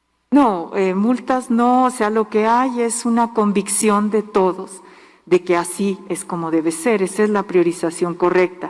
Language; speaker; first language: Spanish; native; Spanish